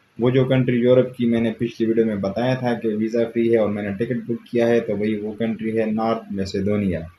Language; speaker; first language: Urdu; non-native, local second language; Pashto